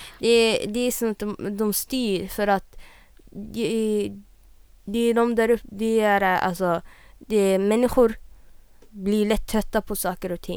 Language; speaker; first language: Swedish; native; Swedish